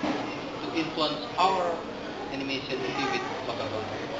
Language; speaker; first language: English; non-native, learner; Indonesian